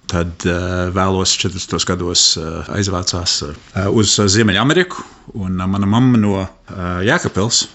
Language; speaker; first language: Latvian; early bilingual, heritage; Latvian